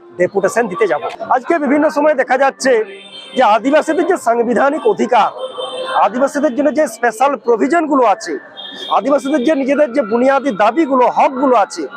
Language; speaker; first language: Bangla; non-native, local second language; Santali